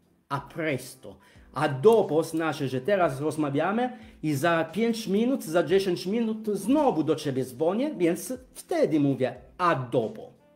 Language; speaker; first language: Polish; non-native, fluent; Italian